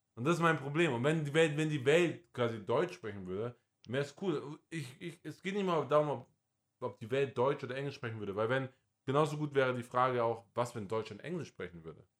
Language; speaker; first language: German; non-native, fluent; English